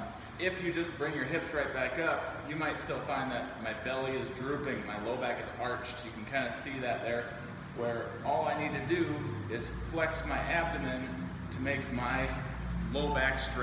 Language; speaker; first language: English; native; English